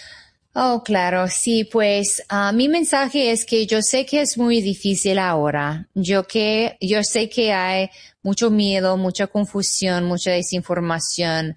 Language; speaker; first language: Spanish; non-native, fluent; English